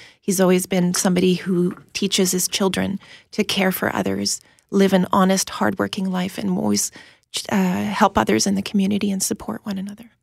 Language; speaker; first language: English; native; English